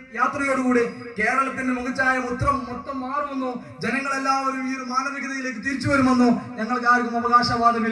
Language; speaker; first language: Malayalam; native; Malayalam